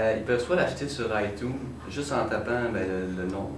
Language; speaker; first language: French; native; French